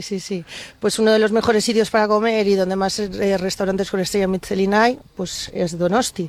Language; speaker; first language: Spanish; native; Spanish